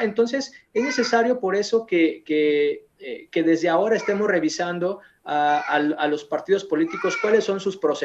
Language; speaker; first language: Spanish; native; Spanish